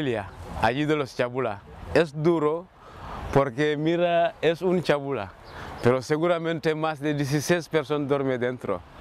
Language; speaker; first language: Spanish; non-native, learner; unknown